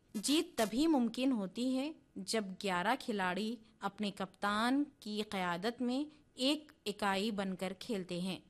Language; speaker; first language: Urdu; native; Urdu